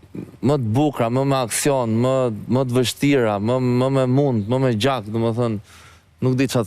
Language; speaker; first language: Albanian; native; Albanian